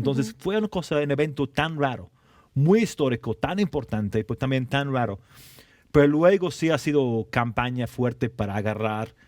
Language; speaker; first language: Spanish; non-native, fluent; English